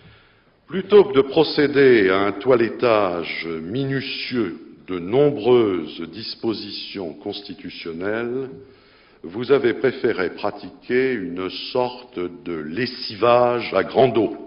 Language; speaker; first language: French; native; French